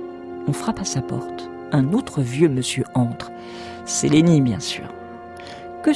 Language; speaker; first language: French; native; French